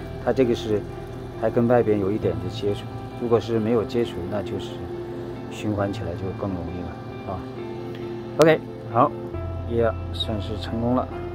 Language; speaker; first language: Chinese; native; Chinese